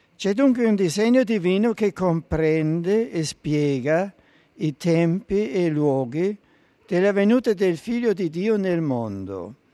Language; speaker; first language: Italian; non-native, fluent; German